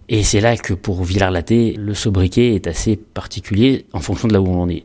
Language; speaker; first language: French; native; French